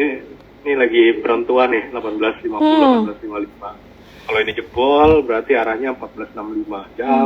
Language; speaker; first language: Indonesian; native; Indonesian